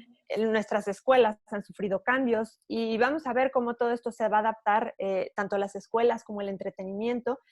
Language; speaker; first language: Spanish; native; Spanish